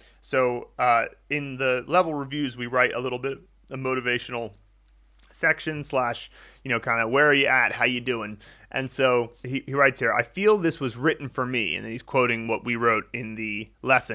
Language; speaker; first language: English; native; English